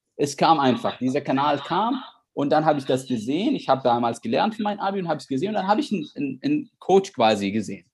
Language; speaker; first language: German; non-native, fluent; Arabic